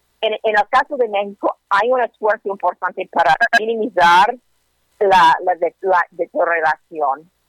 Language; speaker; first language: Spanish; non-native, learner; English